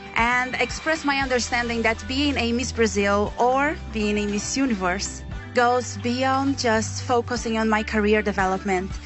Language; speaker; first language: English; non-native, fluent; Portuguese